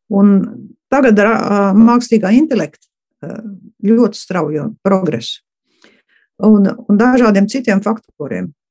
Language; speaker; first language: Latvian; early bilingual, heritage; Latvian